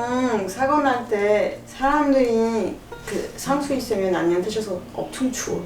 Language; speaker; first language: Korean; non-native, learner; French